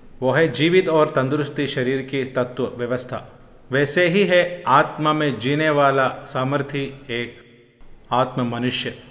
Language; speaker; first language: Hindi; non-native, local second language; Malayalam